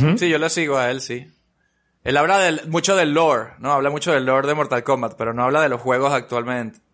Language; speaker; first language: Spanish; native; Spanish